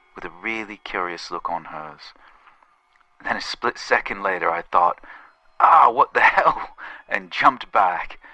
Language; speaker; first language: English; native; English